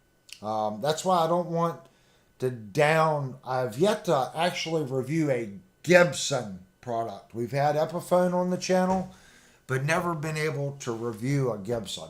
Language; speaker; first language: English; native; English